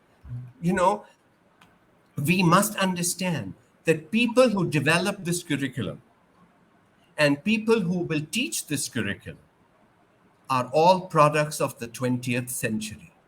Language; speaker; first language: English; non-native, local second language; Urdu